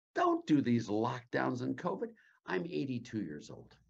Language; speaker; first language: English; native; English